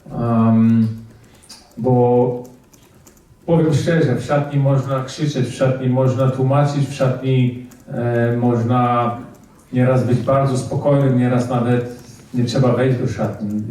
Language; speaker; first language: Polish; early bilingual, heritage; Polish